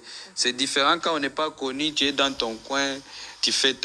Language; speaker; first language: French; non-native, local second language; Swahili